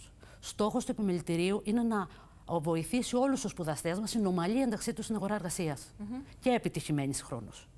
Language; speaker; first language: Greek; native; Greek